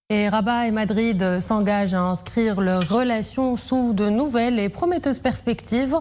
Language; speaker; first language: French; non-native, local second language; Arabic